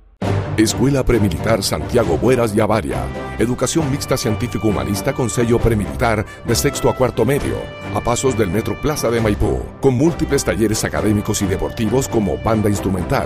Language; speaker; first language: Spanish; native; Spanish